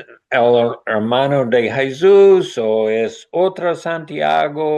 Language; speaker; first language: Spanish; non-native, learner; English